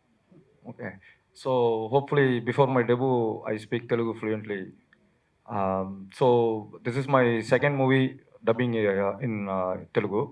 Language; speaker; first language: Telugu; non-native, learner; Tamil